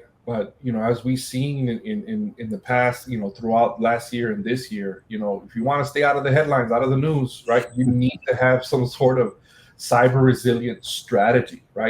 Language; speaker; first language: English; native; English